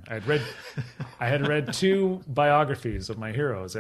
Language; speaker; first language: English; native; English